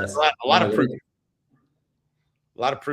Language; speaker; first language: English; native; English